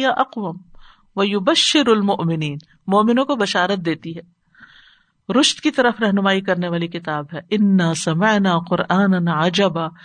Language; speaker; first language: Urdu; native; Urdu